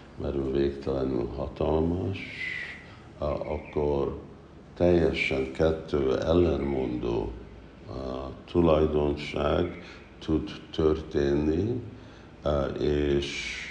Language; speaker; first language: Hungarian; early bilingual, heritage; Hungarian